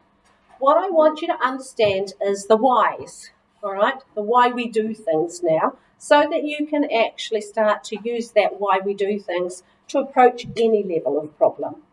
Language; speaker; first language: English; native; English